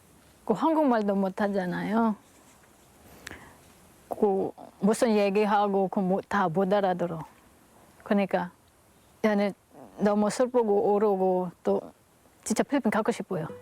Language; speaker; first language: Korean; non-native, learner; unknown